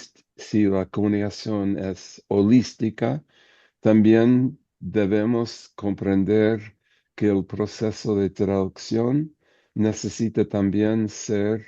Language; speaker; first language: Spanish; non-native, fluent; English